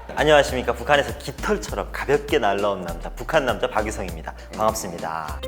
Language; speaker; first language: Korean; native; Korean